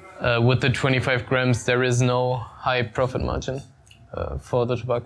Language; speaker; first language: English; non-native, fluent; German